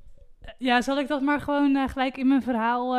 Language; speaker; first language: Dutch; native; Dutch